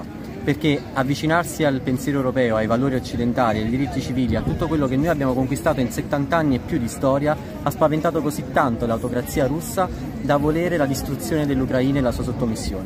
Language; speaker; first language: Italian; native; Italian